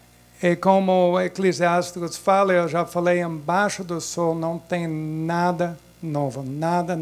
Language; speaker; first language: Portuguese; non-native, fluent; English